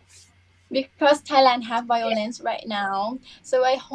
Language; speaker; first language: English; non-native, learner; Thai